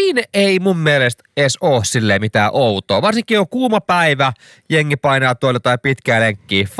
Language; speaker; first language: Finnish; native; Finnish